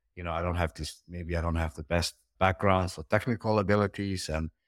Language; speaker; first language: English; early bilingual, heritage; Dutch